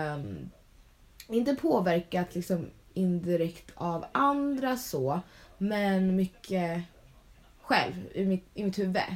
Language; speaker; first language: Swedish; early bilingual, other home language; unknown